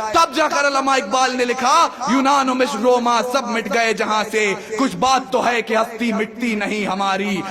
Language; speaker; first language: Hindi; native; Hindi